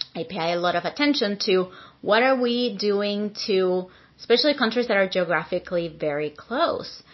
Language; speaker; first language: English; non-native, fluent; Spanish